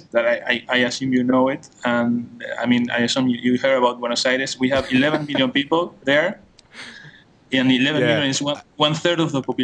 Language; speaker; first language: English; non-native, fluent; Spanish